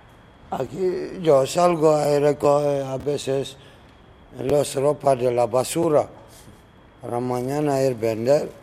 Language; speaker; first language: Spanish; non-native, learner; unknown